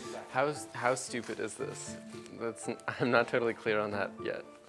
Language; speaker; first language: English; native; English